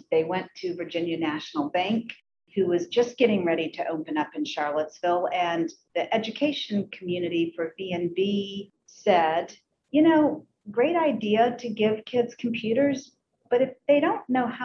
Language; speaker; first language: English; native; English